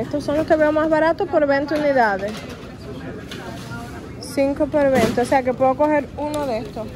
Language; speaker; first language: Spanish; native; Spanish